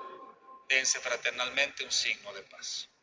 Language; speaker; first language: Spanish; native; Spanish